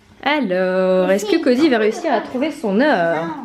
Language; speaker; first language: French; native; French